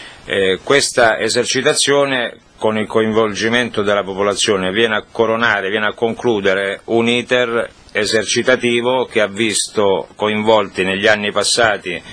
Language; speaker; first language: Italian; native; Italian